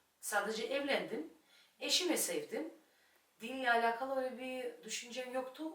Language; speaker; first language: Turkish; non-native, fluent; Russian